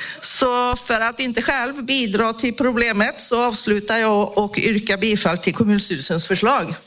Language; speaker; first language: Swedish; native; Swedish